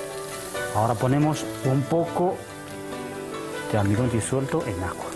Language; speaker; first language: Spanish; non-native, fluent; Chinese